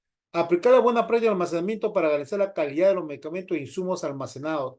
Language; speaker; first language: Spanish; native; Spanish